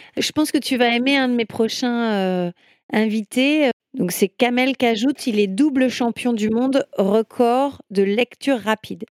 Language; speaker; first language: French; native; French